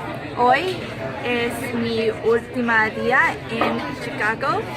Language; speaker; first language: Spanish; non-native, learner; English